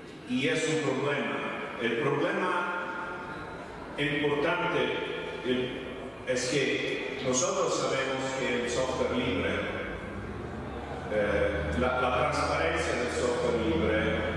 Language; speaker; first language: Spanish; non-native, fluent; Italian